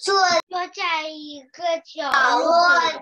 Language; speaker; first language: Chinese; early bilingual, heritage; Chinese